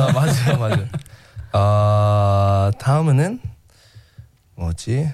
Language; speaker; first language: Korean; non-native, learner; English